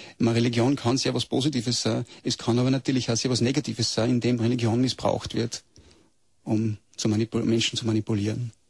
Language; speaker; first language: German; native; German